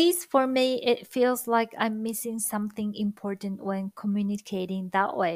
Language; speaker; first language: English; non-native, fluent; Japanese